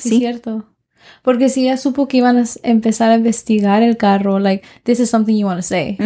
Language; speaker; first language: Spanish; early bilingual, heritage; Spanish